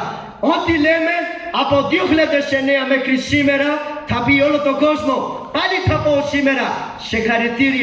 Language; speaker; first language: Greek; non-native, learner; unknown